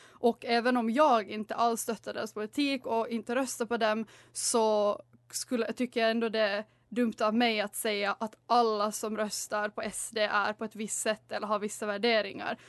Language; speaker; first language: Swedish; native; Swedish